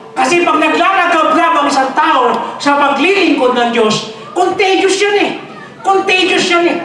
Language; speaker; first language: Filipino; non-native, local second language; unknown